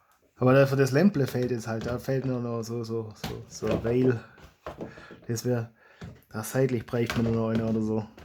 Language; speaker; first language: German; native; German